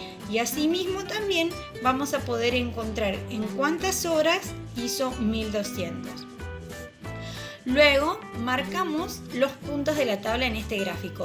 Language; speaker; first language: Spanish; native; Spanish